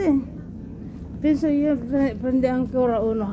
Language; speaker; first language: Italian; non-native, learner; Filipino